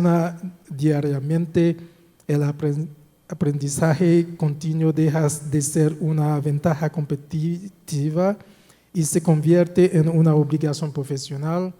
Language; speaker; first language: Spanish; non-native, fluent; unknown